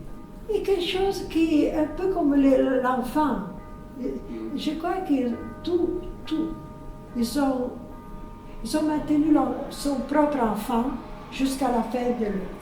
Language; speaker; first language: French; non-native, fluent; Italian